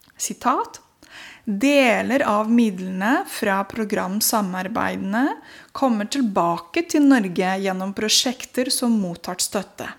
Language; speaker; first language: Norwegian; non-native, fluent; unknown